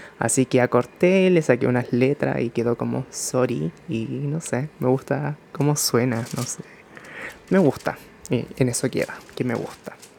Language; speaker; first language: Spanish; early bilingual, other home language; Japanese